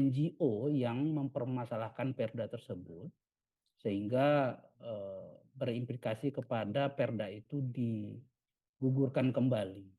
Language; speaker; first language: Indonesian; native; Indonesian